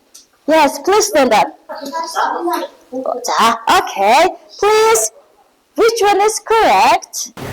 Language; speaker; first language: English; non-native, learner; Mongolian